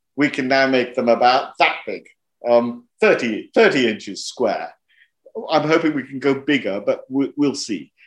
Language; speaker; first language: English; non-native, local second language; Hindi